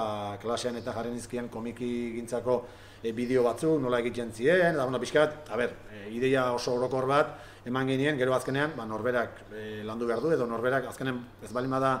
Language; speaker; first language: Basque; native; Basque